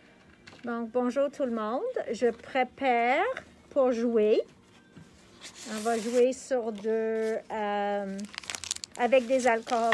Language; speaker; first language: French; non-native, local second language; English